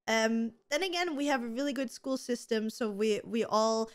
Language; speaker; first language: English; non-native, fluent; German